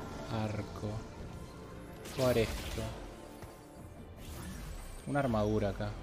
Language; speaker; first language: Spanish; native; Spanish